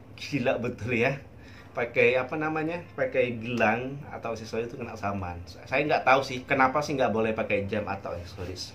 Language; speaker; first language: Indonesian; native; Indonesian